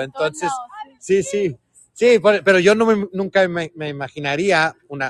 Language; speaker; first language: Spanish; early bilingual, heritage; Spanish